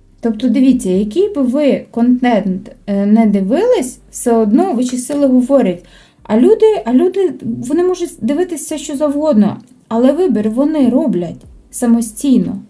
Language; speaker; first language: Ukrainian; non-native, local second language; Russian